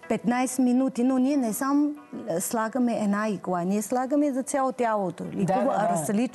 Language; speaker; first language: Bulgarian; non-native, learner; Chinese